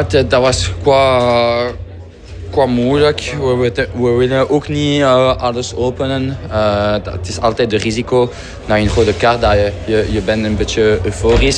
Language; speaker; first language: Dutch; non-native, fluent; French